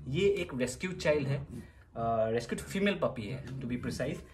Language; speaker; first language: Hindi; non-native, local second language; Assamese